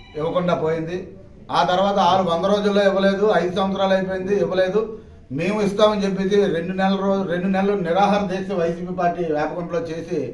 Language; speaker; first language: Telugu; native; Telugu